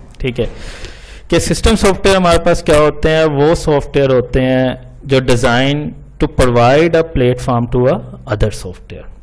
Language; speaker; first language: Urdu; non-native, local second language; Punjabi